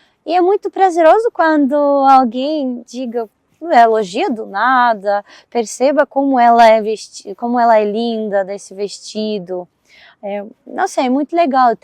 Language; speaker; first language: Portuguese; non-native, fluent; Russian